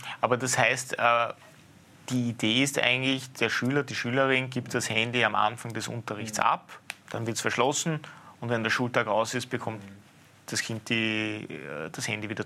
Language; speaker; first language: German; native; German